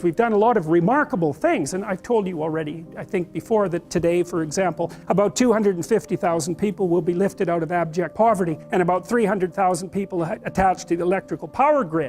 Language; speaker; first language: English; native; English